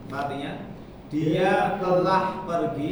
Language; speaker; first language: Indonesian; native; Indonesian